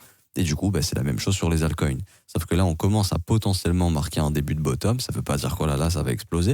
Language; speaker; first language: French; native; French